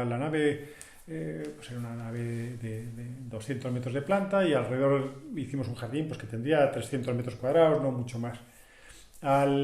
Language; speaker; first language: Spanish; native; Spanish